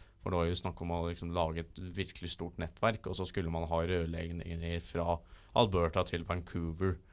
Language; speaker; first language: Norwegian; native; Norwegian